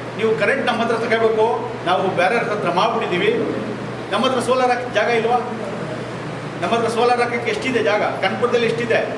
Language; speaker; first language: Kannada; native; Kannada